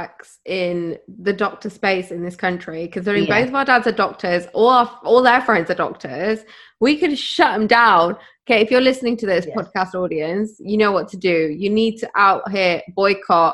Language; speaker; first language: English; native; English